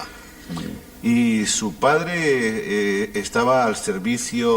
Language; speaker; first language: Spanish; native; Spanish